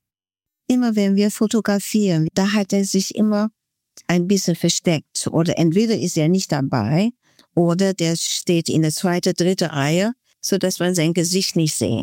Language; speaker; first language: German; non-native, fluent; Chinese